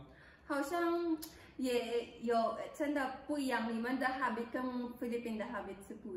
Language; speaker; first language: Chinese; non-native, learner; Filipino